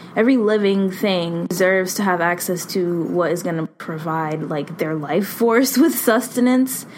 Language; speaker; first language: English; native; English